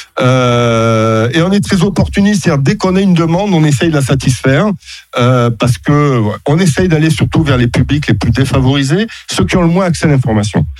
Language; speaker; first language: French; native; French